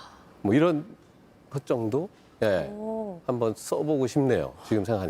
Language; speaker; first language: Korean; native; Korean